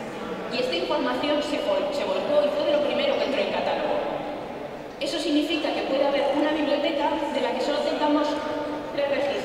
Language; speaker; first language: Spanish; native; Spanish